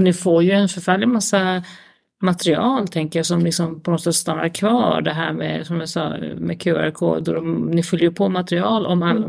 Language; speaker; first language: Swedish; native; Swedish